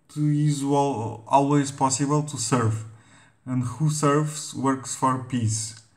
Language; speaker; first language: English; non-native, fluent; Portuguese